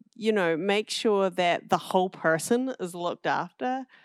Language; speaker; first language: English; native; English